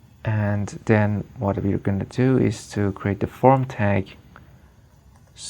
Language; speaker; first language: English; non-native, fluent; Persian